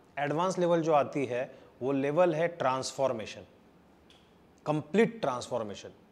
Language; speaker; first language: Hindi; native; Hindi